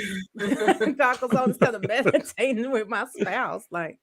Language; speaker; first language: English; native; English